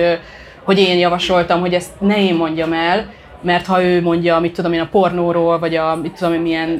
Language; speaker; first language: Hungarian; native; Hungarian